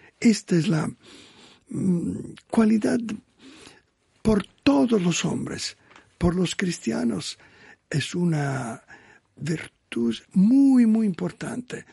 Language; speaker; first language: Spanish; non-native, learner; Italian